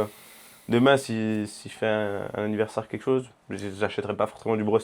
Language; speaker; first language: French; native; French